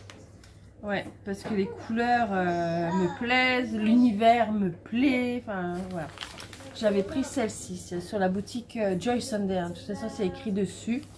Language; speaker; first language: French; native; French